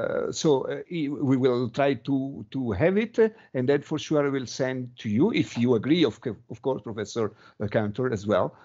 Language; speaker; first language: English; non-native, fluent; Italian